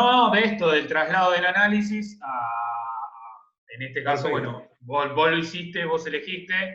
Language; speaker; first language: Spanish; native; Spanish